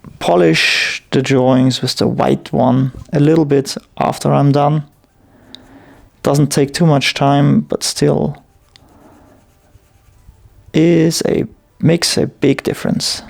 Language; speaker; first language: English; non-native, fluent; German